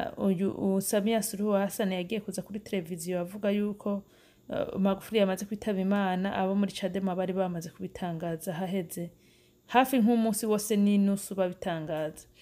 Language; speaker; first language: Rundi; early bilingual, heritage; Rundi